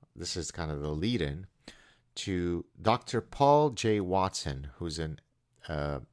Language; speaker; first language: English; non-native, fluent; Arabic